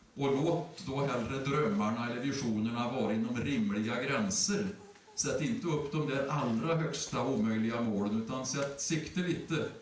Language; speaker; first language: Swedish; native; Swedish